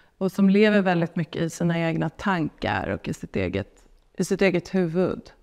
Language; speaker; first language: Swedish; native; Swedish